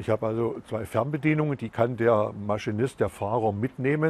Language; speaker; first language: German; native; German